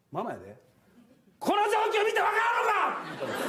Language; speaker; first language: Japanese; native; Japanese